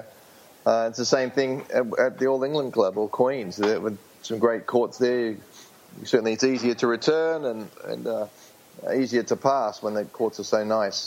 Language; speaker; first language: English; native; English